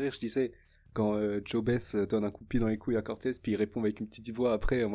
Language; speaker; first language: French; native; French